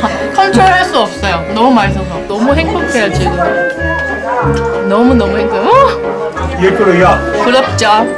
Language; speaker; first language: Korean; non-native, fluent; Chinese